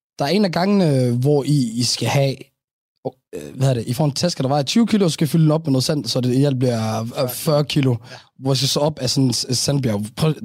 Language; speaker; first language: Danish; early bilingual, other home language; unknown